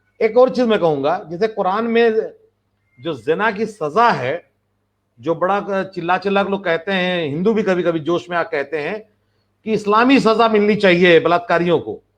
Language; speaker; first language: Hindi; native; Hindi